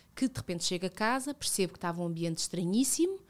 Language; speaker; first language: Portuguese; early bilingual, other home language; Spanish